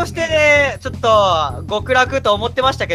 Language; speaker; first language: Japanese; native; Japanese